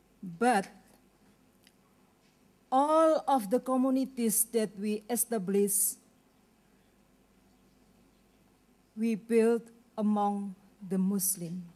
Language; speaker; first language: English; non-native, learner; Indonesian